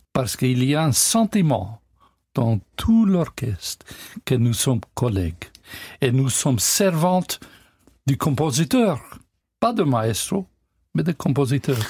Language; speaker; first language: French; non-native, learner; English